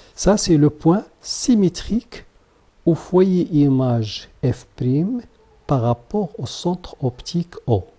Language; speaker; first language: French; non-native, local second language; Arabic